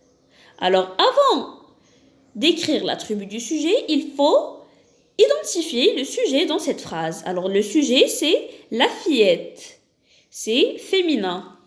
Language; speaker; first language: French; non-native, local second language; Arabic